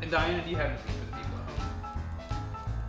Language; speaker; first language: English; native; English